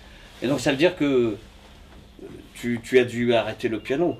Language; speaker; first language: French; native; French